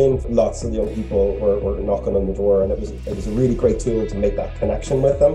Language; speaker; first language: English; native; English